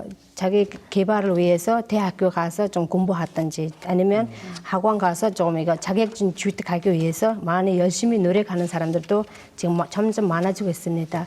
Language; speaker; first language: Korean; non-native, learner; Mongolian